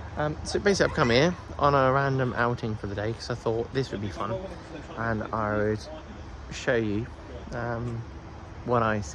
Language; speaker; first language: English; native; English